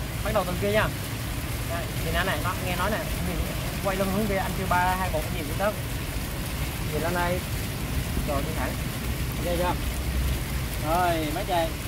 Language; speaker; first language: Vietnamese; native; Vietnamese